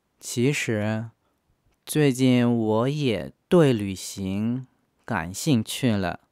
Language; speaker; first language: Chinese; non-native, fluent; Korean